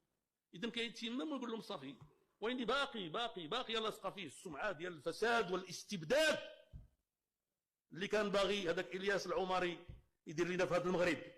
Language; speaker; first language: Arabic; native; Arabic